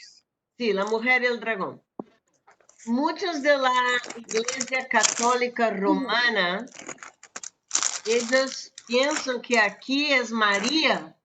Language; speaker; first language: Spanish; non-native, fluent; Portuguese